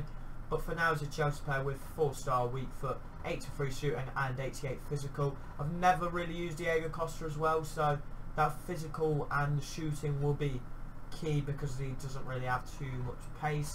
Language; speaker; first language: English; native; English